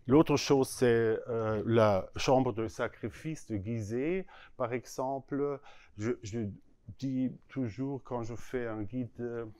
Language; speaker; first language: French; non-native, learner; German